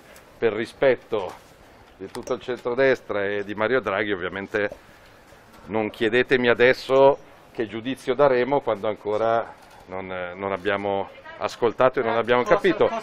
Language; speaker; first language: Italian; native; Italian